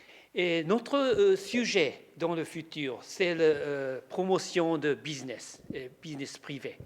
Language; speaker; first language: French; non-native, learner; Japanese